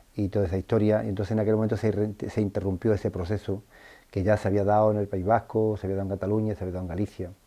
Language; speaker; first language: Spanish; native; Spanish